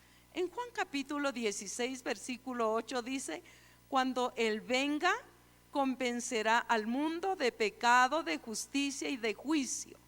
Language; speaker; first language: Spanish; native; Spanish